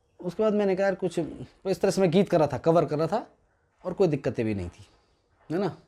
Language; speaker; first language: Hindi; non-native, local second language; Garhwali